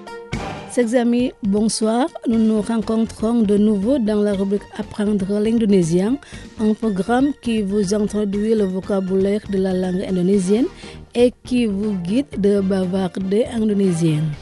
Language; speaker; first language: French; non-native, fluent; Indonesian